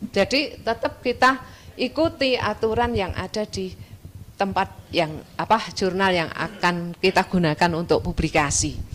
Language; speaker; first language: Indonesian; non-native, local second language; Javanese